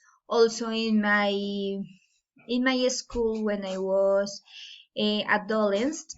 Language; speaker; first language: English; non-native, learner; Spanish